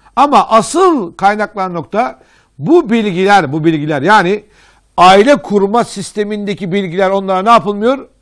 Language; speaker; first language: Turkish; native; Turkish